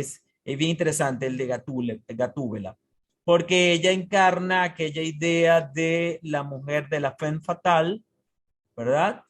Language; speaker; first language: Spanish; native; Spanish